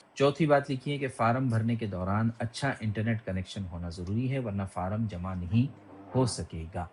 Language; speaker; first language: Urdu; native; Urdu